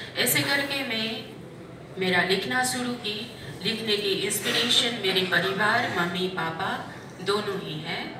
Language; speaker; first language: Hindi; non-native, local second language; Manipuri